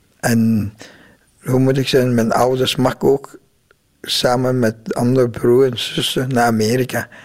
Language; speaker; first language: Dutch; non-native, fluent; Vietnamese